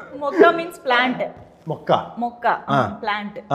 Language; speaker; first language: Telugu; native; Telugu